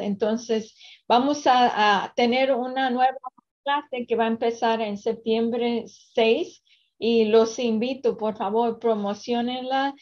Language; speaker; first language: Spanish; early bilingual, other home language; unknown